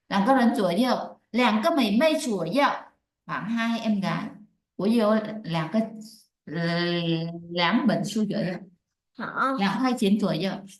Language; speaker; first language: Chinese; non-native, fluent; Vietnamese